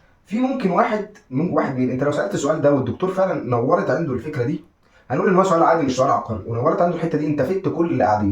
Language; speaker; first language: Arabic; native; Arabic